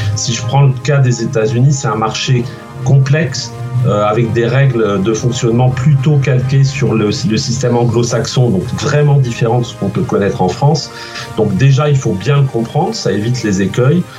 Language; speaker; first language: French; native; French